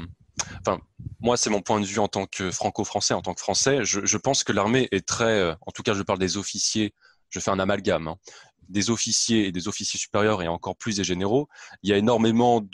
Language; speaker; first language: French; native; French